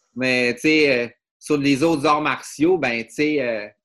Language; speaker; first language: French; native; French